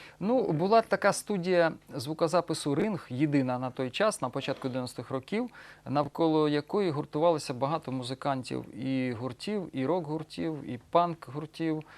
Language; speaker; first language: Ukrainian; non-native, local second language; Russian